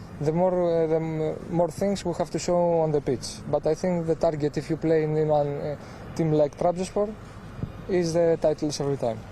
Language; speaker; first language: English; non-native, fluent; Greek